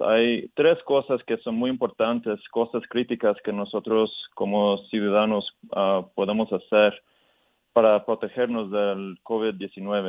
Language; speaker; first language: Spanish; early bilingual, heritage; Spanish